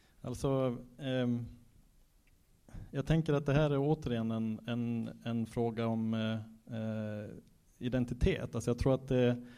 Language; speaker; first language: Swedish; native; Swedish